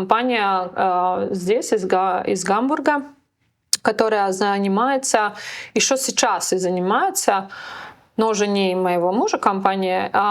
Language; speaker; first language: Russian; non-native, local second language; Latvian